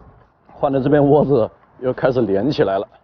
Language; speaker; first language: Chinese; native; Chinese